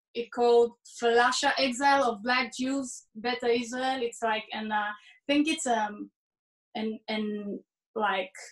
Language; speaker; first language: English; early bilingual, heritage; Hebrew